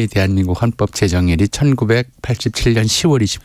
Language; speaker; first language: Korean; native; Korean